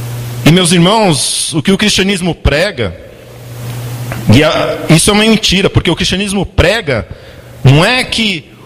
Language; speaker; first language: Portuguese; native; Portuguese